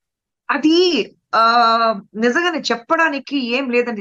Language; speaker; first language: Telugu; non-native, fluent; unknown